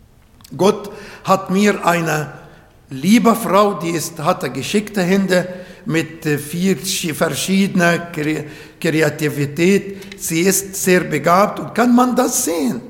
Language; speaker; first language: German; non-native, learner; Arabic